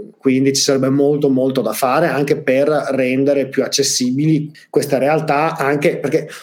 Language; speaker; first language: Italian; native; Italian